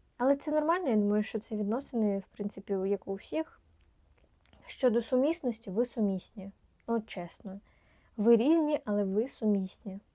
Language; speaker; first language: Ukrainian; non-native, local second language; Russian